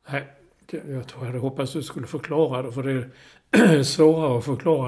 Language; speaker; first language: Swedish; native; Swedish